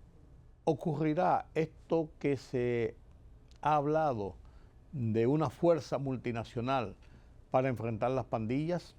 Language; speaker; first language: Spanish; native; Spanish